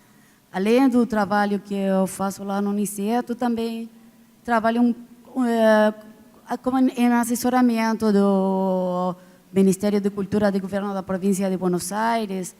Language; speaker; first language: Portuguese; non-native, fluent; Spanish